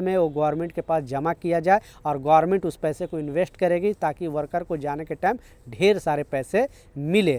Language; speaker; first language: Hindi; native; Hindi